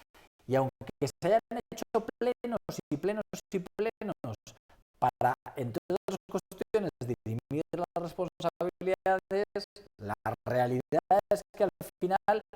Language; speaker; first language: Spanish; native; Spanish